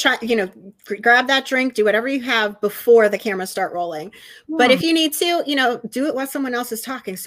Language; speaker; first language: English; native; English